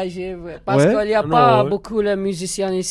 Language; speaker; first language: French; non-native, learner; Arabic